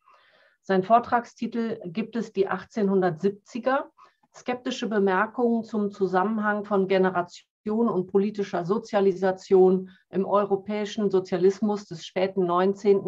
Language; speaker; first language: German; native; German